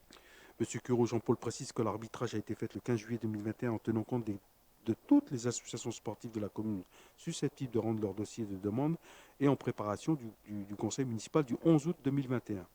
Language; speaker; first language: French; native; French